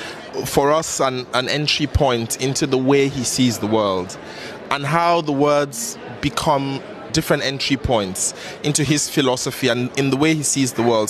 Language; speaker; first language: English; non-native, local second language; Hausa